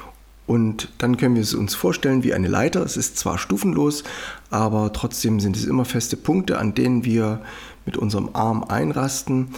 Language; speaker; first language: German; native; German